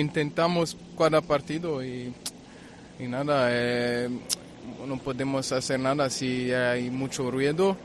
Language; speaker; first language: Spanish; non-native, fluent; German